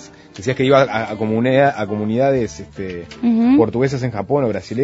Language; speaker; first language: Spanish; native; Spanish